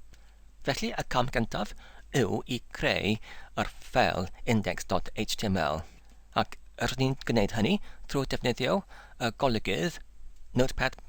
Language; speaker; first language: Welsh; non-native, learner; English